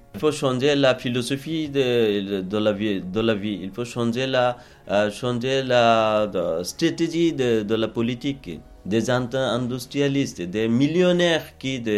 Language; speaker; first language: French; non-native, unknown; Bangla